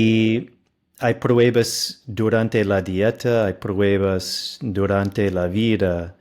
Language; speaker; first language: Spanish; non-native, fluent; English